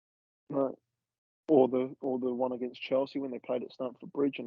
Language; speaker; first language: English; native; English